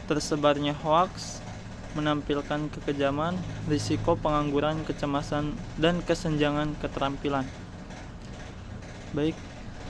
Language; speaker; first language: Indonesian; native; Indonesian